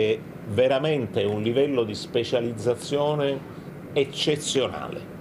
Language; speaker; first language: Italian; native; Italian